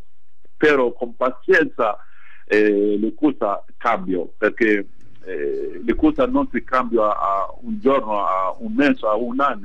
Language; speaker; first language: Italian; non-native, fluent; Bambara